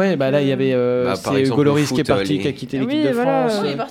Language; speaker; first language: French; native; French